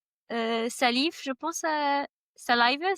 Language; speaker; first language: French; non-native, learner; English